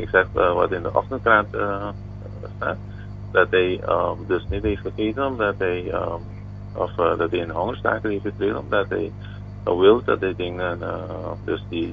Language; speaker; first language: Dutch; non-native, local second language; Papiamento